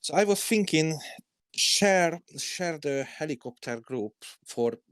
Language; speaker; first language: English; non-native, learner; Hungarian